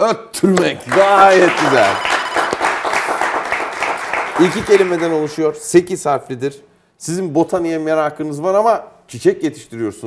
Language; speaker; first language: Turkish; native; Turkish